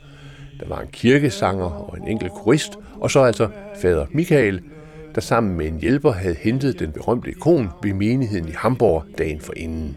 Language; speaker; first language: Danish; native; Danish